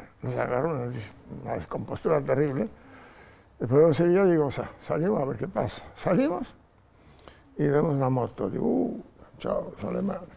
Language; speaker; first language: Spanish; non-native, fluent; Polish